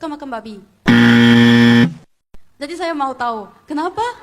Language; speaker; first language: Indonesian; non-native, fluent; Korean